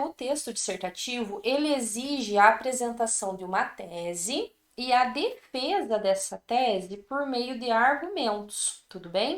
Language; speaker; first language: Portuguese; native; Portuguese